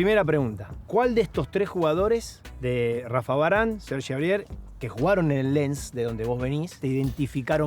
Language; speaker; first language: Spanish; native; Spanish